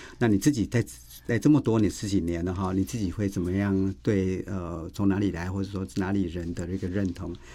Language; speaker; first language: Chinese; native; Chinese